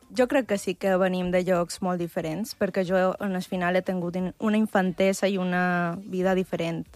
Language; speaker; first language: Catalan; early bilingual, other home language; Spanish